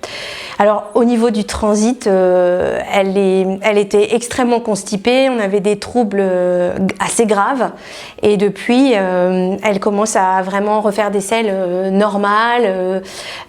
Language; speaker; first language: French; native; French